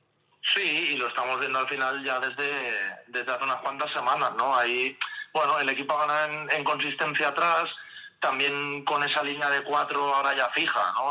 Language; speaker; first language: Spanish; native; Spanish